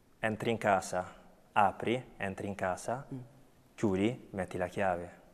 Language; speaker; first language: Italian; early bilingual, other home language; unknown